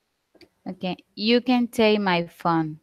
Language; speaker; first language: English; non-native, learner; Spanish